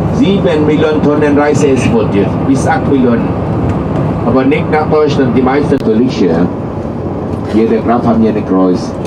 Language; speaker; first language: German; non-native, learner; Vietnamese